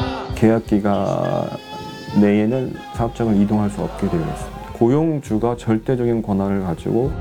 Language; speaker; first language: Korean; native; Korean